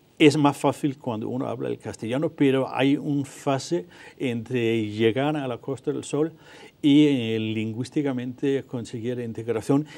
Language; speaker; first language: Spanish; non-native, fluent; Danish